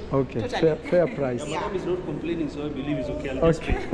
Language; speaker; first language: English; non-native, local second language; Luo (Kenya and Tanzania)